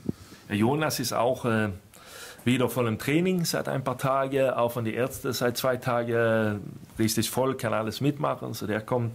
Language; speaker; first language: German; non-native, fluent; Swedish